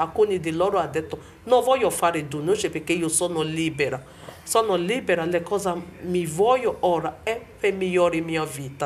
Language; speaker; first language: Italian; non-native, learner; Bini